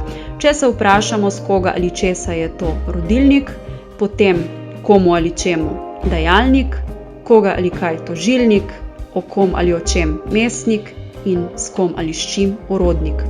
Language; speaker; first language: Slovenian; native; Slovenian